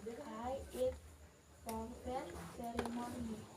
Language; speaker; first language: English; non-native, learner; Indonesian